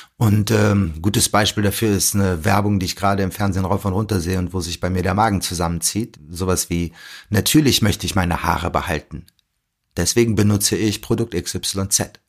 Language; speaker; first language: German; early bilingual, other home language; Arabic